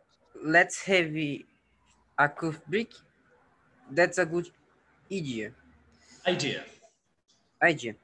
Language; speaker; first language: English; non-native, learner; Portuguese